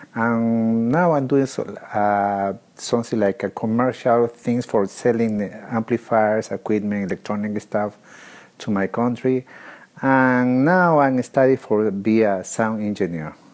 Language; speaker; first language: English; non-native, learner; Spanish